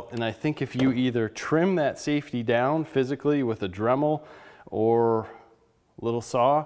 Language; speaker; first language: English; native; English